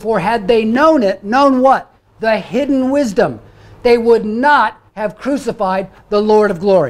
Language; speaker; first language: English; native; English